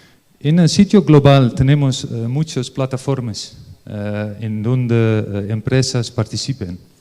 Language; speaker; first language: Spanish; non-native, learner; Dutch